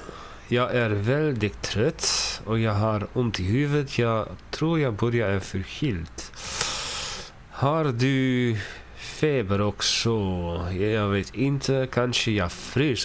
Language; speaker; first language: Swedish; non-native, learner; English